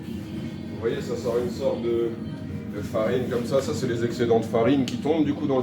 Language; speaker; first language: French; native; French